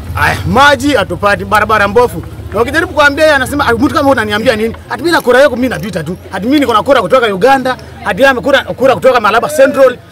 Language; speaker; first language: Swahili; non-native, local second language; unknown